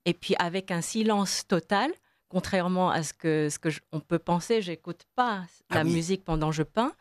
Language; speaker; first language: French; non-native, fluent; Korean